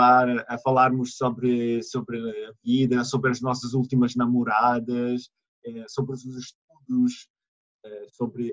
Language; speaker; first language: Portuguese; non-native, fluent; Italian